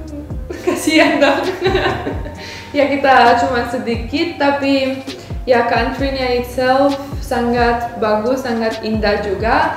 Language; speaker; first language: Indonesian; non-native, fluent; Romanian